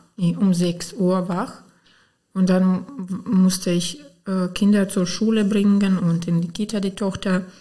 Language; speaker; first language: German; non-native, fluent; Ukrainian